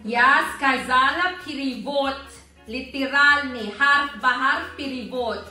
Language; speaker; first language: Russian; non-native, learner; Filipino